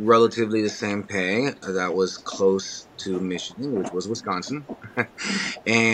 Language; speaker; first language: English; native; English